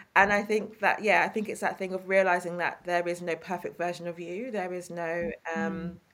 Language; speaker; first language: English; native; English